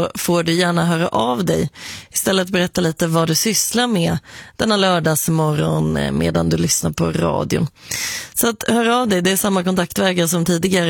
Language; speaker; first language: Swedish; native; Swedish